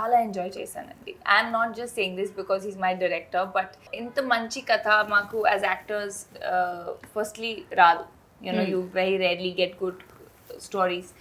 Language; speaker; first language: Telugu; non-native, fluent; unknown